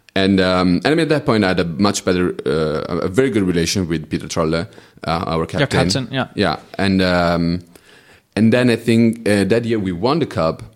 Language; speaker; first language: English; non-native, fluent; Italian